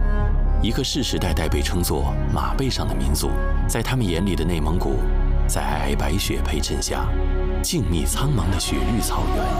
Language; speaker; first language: Chinese; native; Chinese